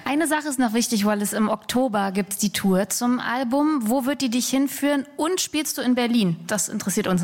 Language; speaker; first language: German; native; German